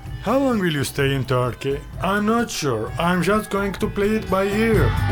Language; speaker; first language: English; non-native, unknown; Turkish